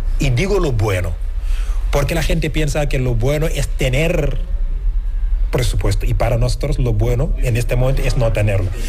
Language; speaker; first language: Spanish; non-native, fluent; Wolof